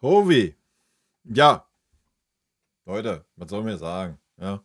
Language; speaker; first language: German; native; German